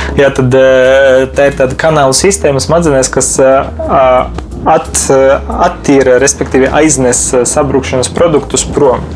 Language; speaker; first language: Latvian; non-native, local second language; Russian